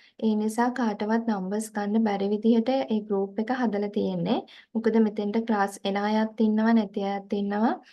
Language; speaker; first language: Sinhala; native; Sinhala